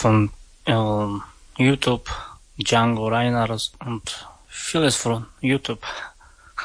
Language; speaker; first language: German; non-native, learner; Romany